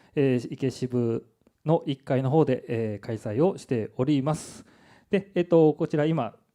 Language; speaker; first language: Japanese; native; Japanese